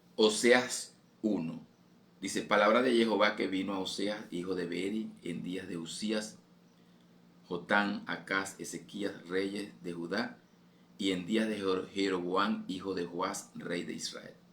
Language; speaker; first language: Spanish; native; Spanish